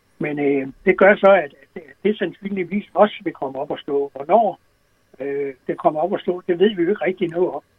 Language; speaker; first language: Danish; native; Danish